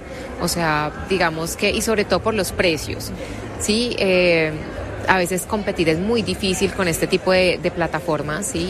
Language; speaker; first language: Spanish; native; Spanish